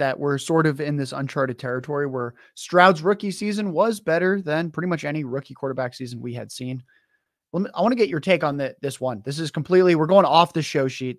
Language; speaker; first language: English; native; English